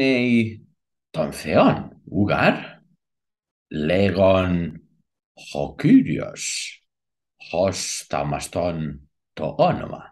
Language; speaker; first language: Greek; non-native, learner; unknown